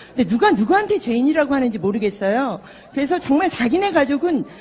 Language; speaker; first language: Korean; native; Korean